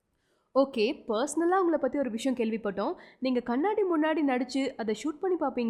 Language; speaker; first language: Tamil; native; Tamil